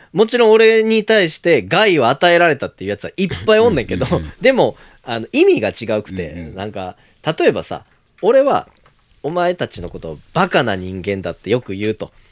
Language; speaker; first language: Japanese; native; Japanese